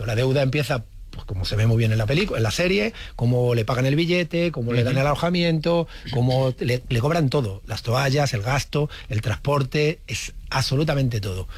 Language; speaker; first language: Spanish; native; Spanish